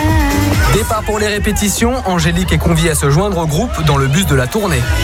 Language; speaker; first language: French; native; French